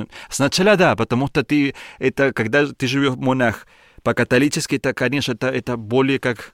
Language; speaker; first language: Russian; non-native, learner; Spanish